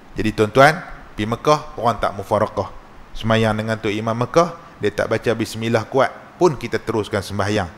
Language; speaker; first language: Malay; native; Malay